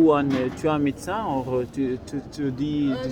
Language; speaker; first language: French; non-native, learner; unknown